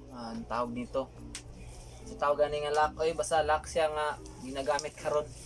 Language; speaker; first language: Filipino; non-native, local second language; Cebuano